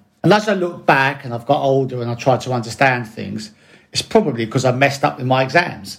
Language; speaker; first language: English; native; English